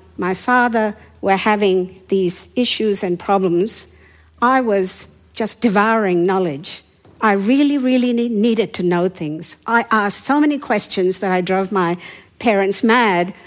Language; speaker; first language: English; non-native, fluent; Hindi